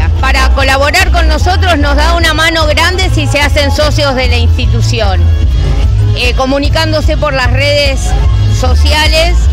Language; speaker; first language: Spanish; native; Spanish